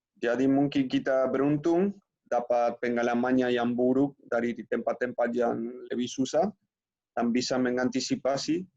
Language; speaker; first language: Indonesian; non-native, fluent; Spanish